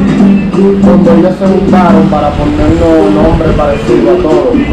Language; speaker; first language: Spanish; native; Spanish